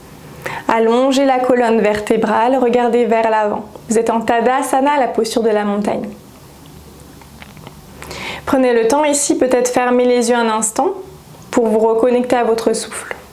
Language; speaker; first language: French; native; French